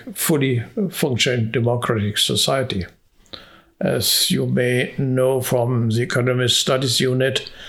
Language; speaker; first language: English; non-native, fluent; Hungarian